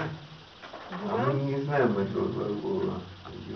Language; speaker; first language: Russian; native; Russian